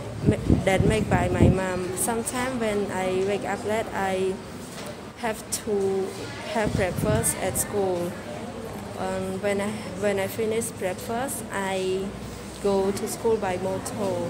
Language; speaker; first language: English; non-native, learner; Khmer